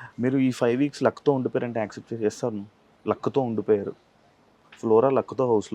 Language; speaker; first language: Telugu; native; Telugu